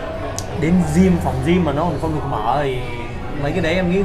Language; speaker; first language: Vietnamese; native; Vietnamese